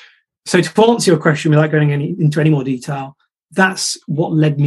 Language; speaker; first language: English; native; English